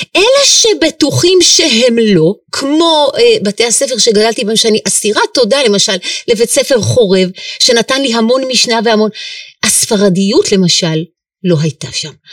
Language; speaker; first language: Hebrew; native; Hebrew